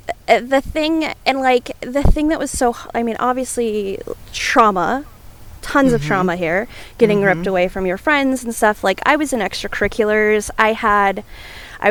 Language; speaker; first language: English; native; English